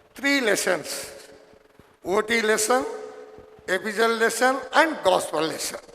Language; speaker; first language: English; non-native, local second language; Telugu